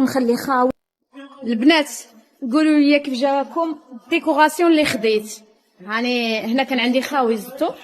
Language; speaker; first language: Arabic; native; Arabic